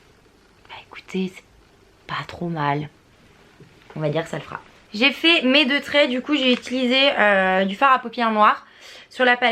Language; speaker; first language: French; native; French